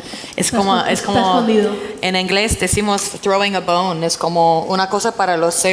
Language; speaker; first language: Spanish; non-native, fluent; English